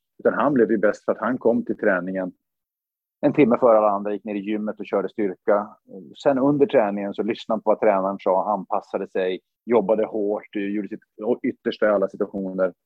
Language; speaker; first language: Swedish; native; Swedish